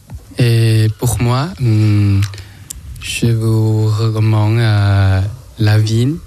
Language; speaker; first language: French; non-native, learner; Thai